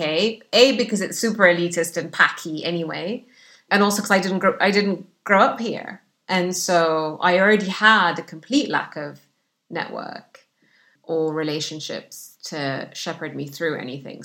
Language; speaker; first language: English; non-native, fluent; Arabic